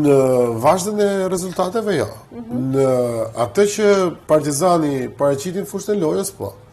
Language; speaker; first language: Albanian; native; Albanian